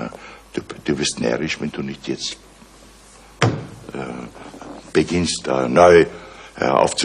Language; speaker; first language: German; native; German